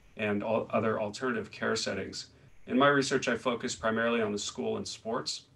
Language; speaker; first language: English; native; English